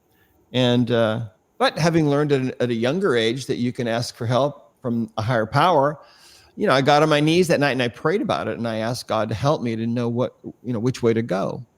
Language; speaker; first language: English; native; English